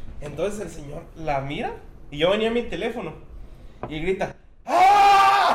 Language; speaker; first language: Spanish; native; Spanish